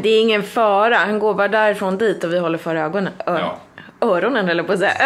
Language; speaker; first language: Swedish; native; Swedish